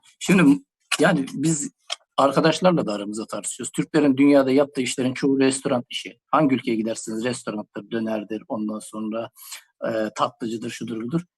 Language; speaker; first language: Turkish; native; Turkish